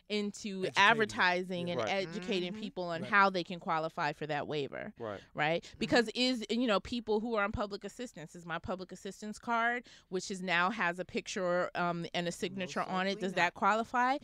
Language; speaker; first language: English; native; English